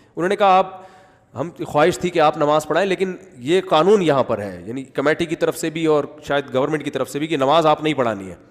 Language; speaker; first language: Urdu; native; Urdu